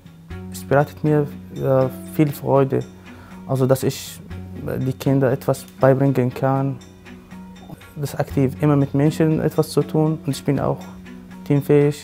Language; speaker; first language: German; non-native, fluent; Arabic